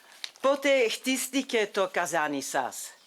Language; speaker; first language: Greek; non-native, learner; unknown